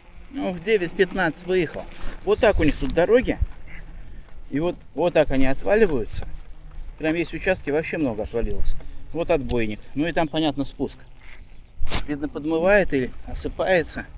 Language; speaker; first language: Russian; native; Russian